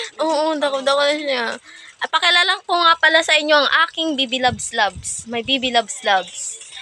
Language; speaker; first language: Filipino; non-native, local second language; Cebuano